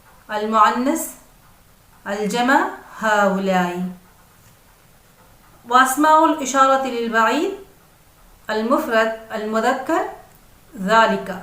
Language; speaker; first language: Arabic; non-native, fluent; Urdu